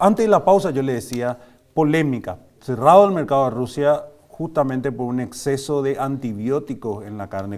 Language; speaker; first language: Spanish; native; Spanish